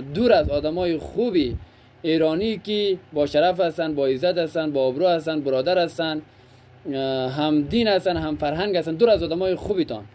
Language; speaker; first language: Persian; native; Persian